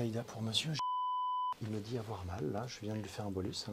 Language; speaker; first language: French; native; French